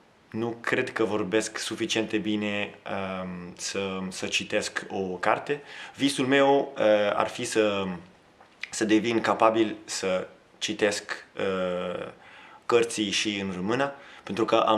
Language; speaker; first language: Romanian; non-native, learner; Italian